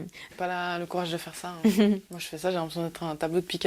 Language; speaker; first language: French; native; French